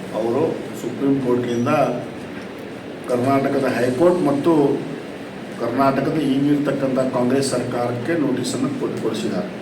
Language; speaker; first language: Kannada; non-native, local second language; Lambadi